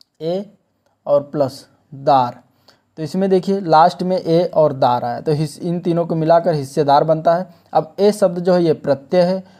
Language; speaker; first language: Hindi; native; Hindi